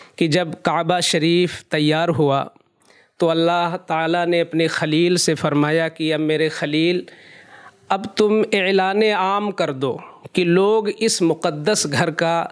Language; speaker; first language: Hindi; native; Hindi